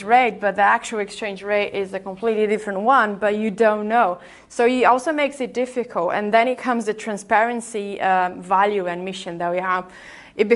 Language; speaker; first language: English; non-native, fluent; Portuguese